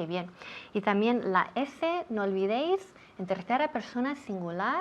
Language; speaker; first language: Spanish; non-native, fluent; English